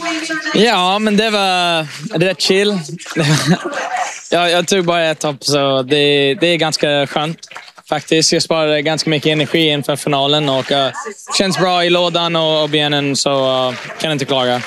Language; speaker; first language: Swedish; early bilingual, heritage; English